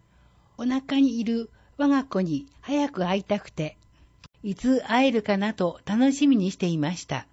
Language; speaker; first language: Japanese; native; Japanese